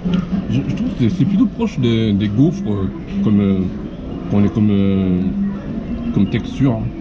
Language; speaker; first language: French; non-native, fluent; Japanese